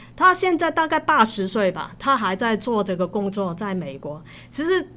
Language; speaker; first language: Chinese; non-native, local second language; Cantonese